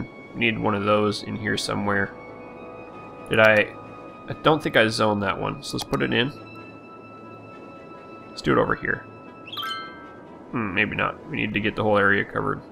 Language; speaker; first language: English; native; English